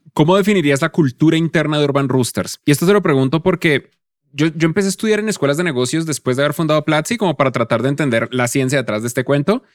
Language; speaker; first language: Spanish; native; Spanish